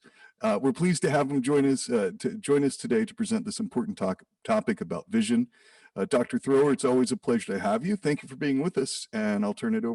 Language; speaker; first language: English; native; English